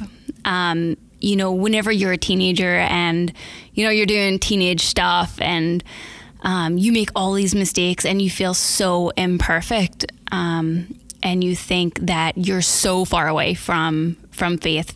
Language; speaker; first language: English; native; English